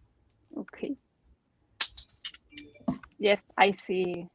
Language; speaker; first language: English; non-native, learner; Spanish